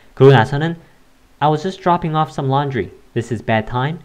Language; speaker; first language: English; non-native, fluent; Korean